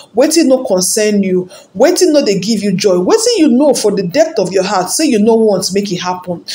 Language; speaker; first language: Nigerian Pidgin; non-native, local second language; Yoruba